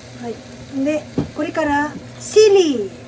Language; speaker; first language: Japanese; non-native, learner; Cebuano